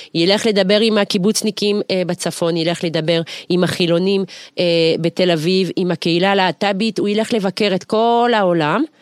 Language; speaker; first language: Hebrew; non-native, fluent; French